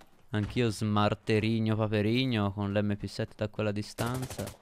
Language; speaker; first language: Italian; native; Italian